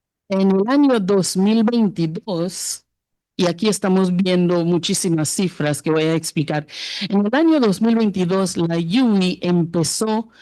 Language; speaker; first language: Spanish; non-native, fluent; English